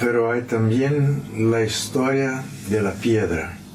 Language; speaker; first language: Spanish; non-native, learner; Portuguese